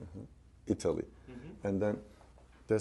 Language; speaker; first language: English; non-native, learner; Turkish